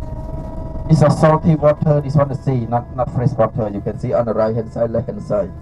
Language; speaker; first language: English; non-native, learner; Khmer